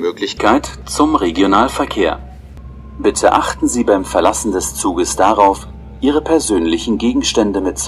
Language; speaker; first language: German; native; German